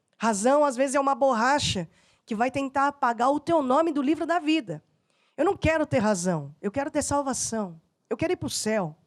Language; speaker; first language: Portuguese; native; Portuguese